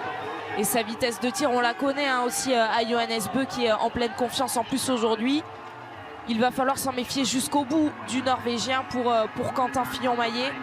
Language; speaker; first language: French; native; French